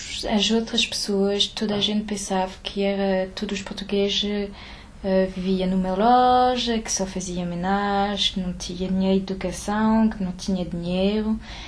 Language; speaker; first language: Portuguese; early bilingual, heritage; French